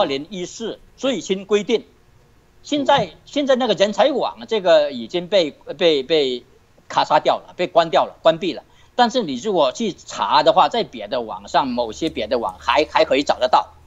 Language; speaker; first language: Chinese; native; Chinese